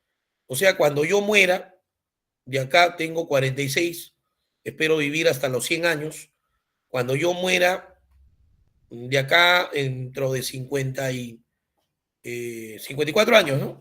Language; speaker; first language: Spanish; native; Spanish